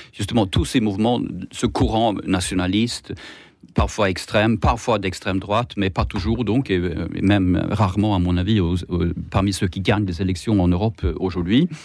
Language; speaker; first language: French; non-native, fluent; Swedish